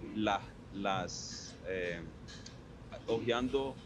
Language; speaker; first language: Spanish; early bilingual, heritage; Spanish